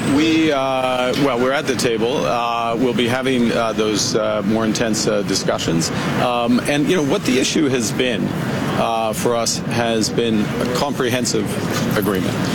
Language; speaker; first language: English; native; English